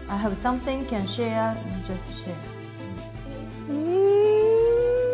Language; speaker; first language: English; non-native, learner; Japanese